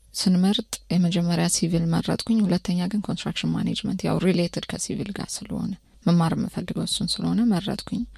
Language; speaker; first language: Amharic; native; Amharic